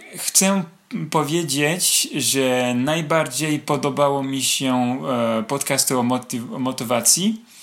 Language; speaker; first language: Polish; non-native, learner; French